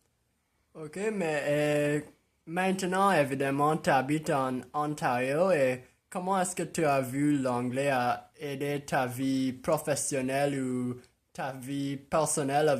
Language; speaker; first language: French; non-native, local second language; English